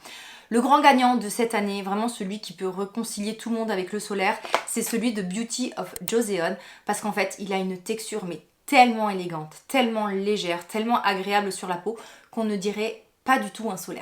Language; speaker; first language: French; native; French